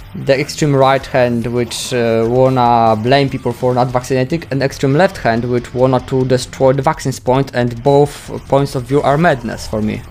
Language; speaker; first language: English; non-native, fluent; Polish